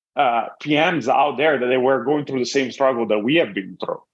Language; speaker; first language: English; non-native, fluent; Italian